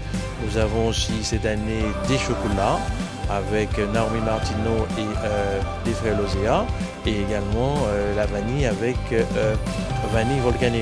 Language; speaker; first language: French; native; French